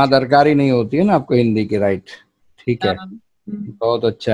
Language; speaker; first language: Hindi; native; Hindi